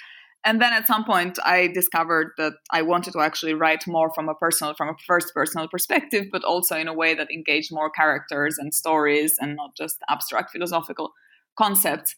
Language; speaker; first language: English; non-native, fluent; French